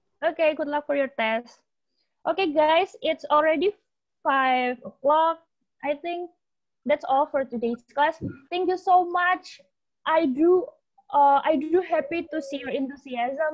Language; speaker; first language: English; non-native, fluent; Indonesian